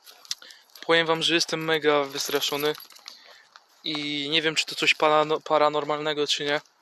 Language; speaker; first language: Polish; native; Polish